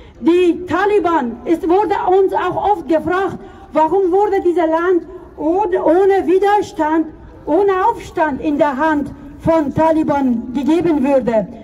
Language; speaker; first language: German; non-native, fluent; Persian